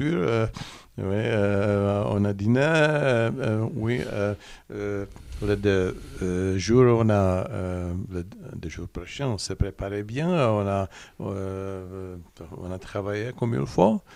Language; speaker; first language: French; non-native, learner; Czech